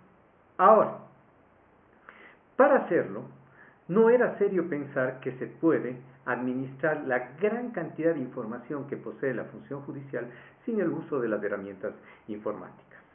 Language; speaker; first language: Spanish; native; Spanish